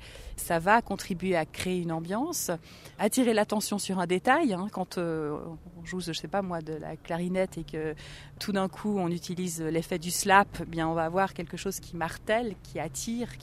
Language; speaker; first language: French; native; French